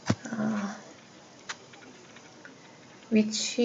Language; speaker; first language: English; non-native, learner; Korean